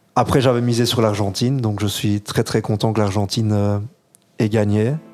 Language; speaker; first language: French; early bilingual, other home language; Italian